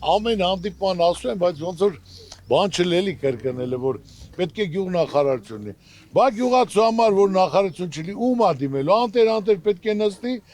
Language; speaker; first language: Armenian; native; Armenian